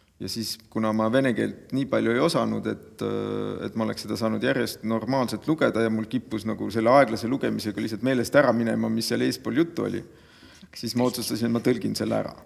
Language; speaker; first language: Estonian; native; Estonian